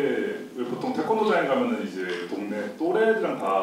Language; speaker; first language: Korean; native; Korean